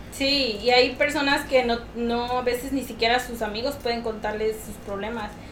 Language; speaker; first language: Spanish; native; Spanish